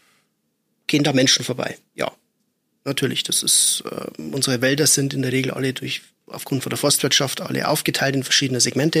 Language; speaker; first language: German; native; German